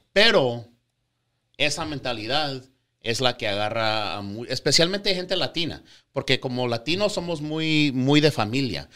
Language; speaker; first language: Spanish; early bilingual, heritage; Spanish